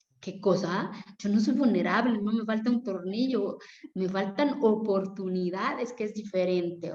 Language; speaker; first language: Spanish; non-native, local second language; Zapotec